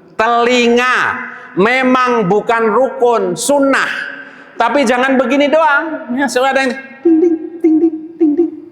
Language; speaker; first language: Indonesian; non-native, local second language; Javanese